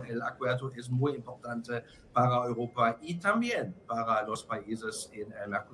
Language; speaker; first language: Spanish; non-native, fluent; German